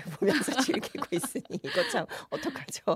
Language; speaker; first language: Korean; native; Korean